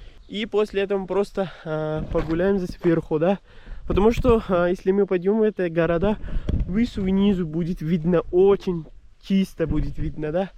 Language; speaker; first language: Russian; non-native, learner; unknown